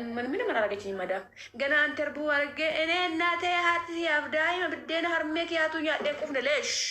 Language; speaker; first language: Amharic; non-native, local second language; Oromo